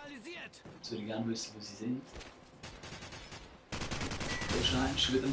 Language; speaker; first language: German; native; German